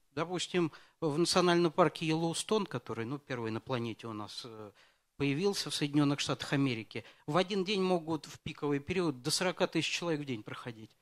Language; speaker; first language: Russian; native; Russian